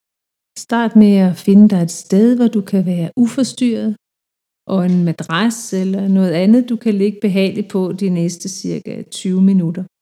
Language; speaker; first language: Danish; native; Danish